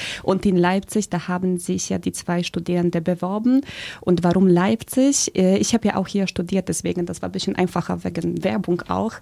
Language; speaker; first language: German; early bilingual, other home language; Polish